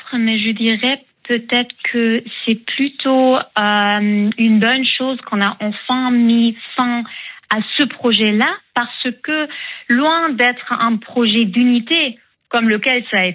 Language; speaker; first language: French; non-native, fluent; German